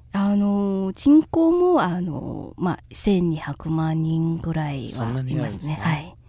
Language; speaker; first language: Japanese; non-native, fluent; Chinese